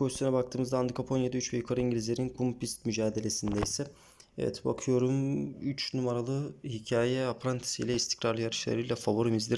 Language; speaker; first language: Turkish; native; Turkish